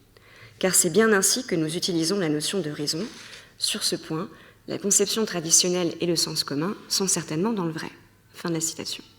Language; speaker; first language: French; native; French